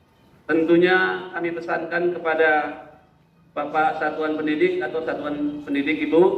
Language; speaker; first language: Indonesian; native; Indonesian